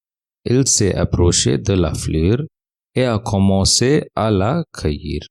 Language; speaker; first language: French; non-native, fluent; English